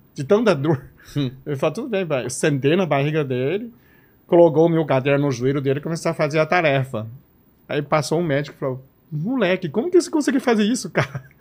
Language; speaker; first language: Portuguese; non-native, fluent; Chinese